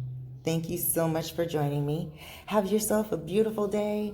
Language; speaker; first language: English; native; English